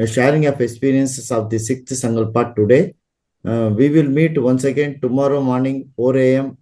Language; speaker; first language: English; non-native, local second language; Tamil